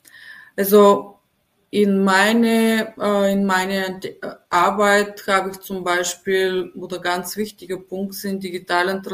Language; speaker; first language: German; non-native, fluent; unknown